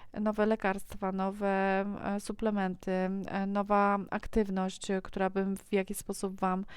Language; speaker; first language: Polish; native; Polish